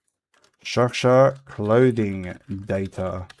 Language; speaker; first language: English; native; English